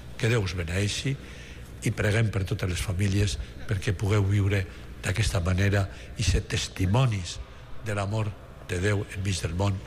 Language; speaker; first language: Catalan; native; Catalan